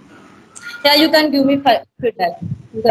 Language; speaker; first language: English; non-native, learner; Hindi